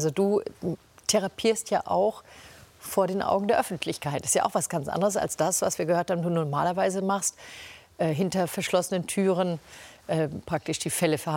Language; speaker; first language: German; native; German